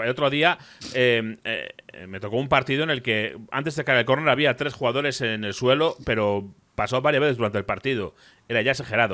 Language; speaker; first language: Spanish; native; Spanish